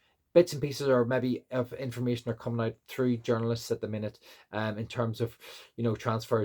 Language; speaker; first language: English; native; English